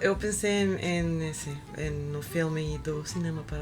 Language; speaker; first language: Portuguese; non-native, learner; Spanish